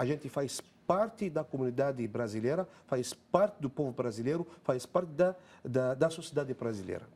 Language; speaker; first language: Portuguese; non-native, fluent; Arabic